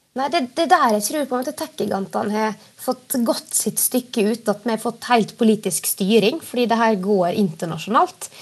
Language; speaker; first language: Norwegian; native; Norwegian